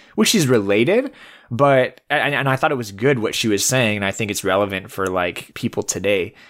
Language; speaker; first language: English; native; English